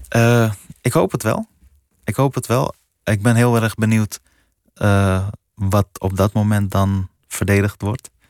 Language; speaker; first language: Dutch; early bilingual, other home language; Persian